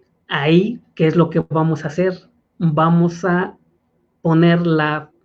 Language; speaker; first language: Spanish; native; Spanish